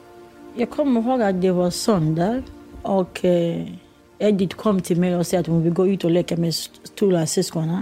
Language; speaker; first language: Swedish; non-native, learner; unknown